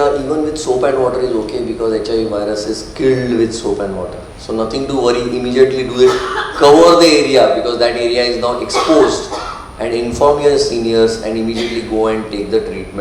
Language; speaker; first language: English; non-native, local second language; Marathi